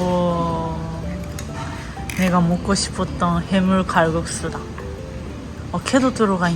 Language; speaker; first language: Korean; non-native, fluent; Japanese